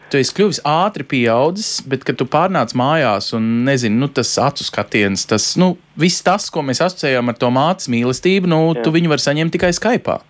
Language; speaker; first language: Latvian; native; Latvian